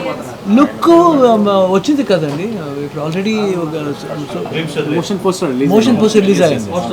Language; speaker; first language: Telugu; non-native, learner; Kannada